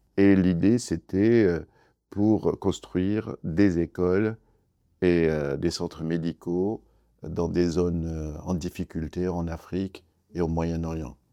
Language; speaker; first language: French; non-native, fluent; Kurdish